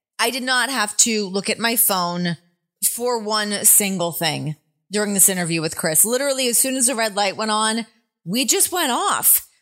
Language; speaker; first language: English; native; English